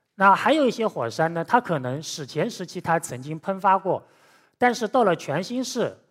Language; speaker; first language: Chinese; native; Chinese